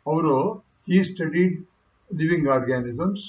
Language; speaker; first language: English; non-native, local second language; Kannada